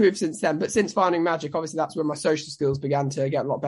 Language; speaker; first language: English; native; English